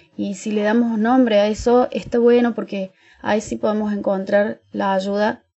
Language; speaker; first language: Spanish; native; Spanish